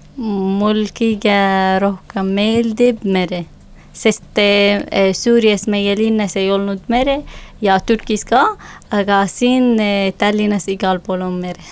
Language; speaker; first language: Estonian; non-native, learner; Arabic